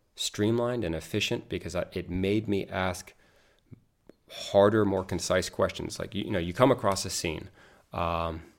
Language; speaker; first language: English; native; English